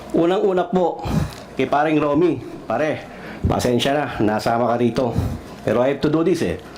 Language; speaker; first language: Filipino; non-native, local second language; Cebuano